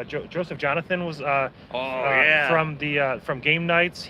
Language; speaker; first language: English; native; English